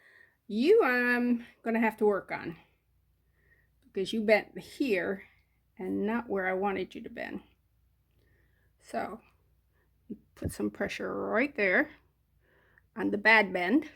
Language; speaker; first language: English; native; English